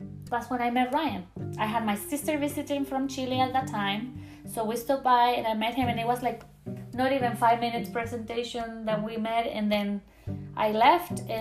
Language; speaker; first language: English; non-native, fluent; Spanish